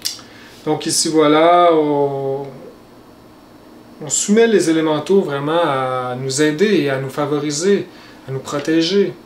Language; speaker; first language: French; native; French